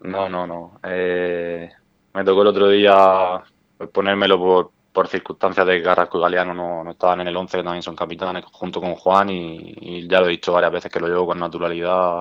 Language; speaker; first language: Spanish; native; Spanish